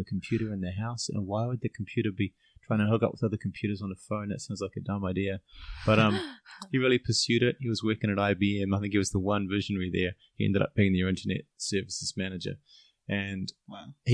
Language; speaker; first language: English; native; English